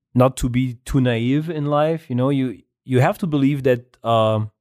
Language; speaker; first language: English; non-native, fluent; French